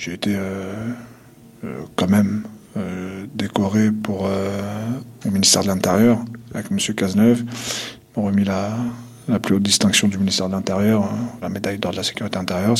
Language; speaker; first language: French; non-native, local second language; Kabyle